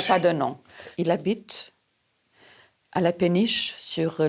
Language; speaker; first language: French; non-native, fluent; Serbian